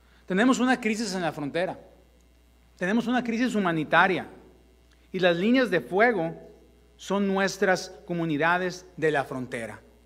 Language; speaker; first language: Spanish; early bilingual, heritage; Spanish